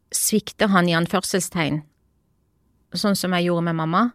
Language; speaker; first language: Norwegian; early bilingual, other home language; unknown